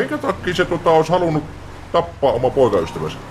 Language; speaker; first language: Finnish; native; Finnish